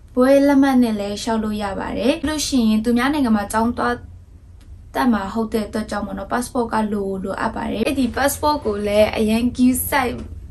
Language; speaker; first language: Burmese; non-native, local second language; Kachin